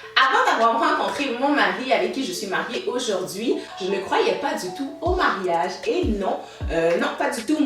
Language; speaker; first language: French; native; French